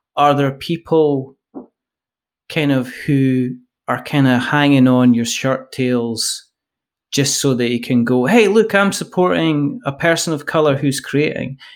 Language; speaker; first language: English; native; English